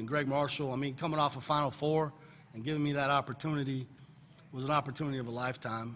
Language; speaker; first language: English; native; English